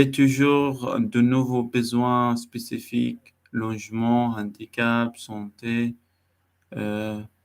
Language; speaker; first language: French; non-native, learner; Arabic